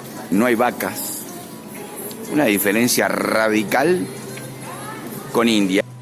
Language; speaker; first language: Spanish; native; Spanish